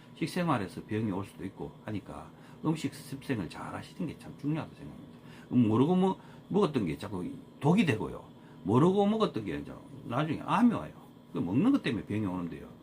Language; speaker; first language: Korean; native; Korean